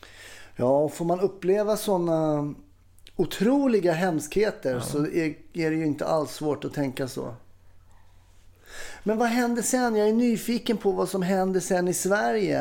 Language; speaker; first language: Swedish; native; Swedish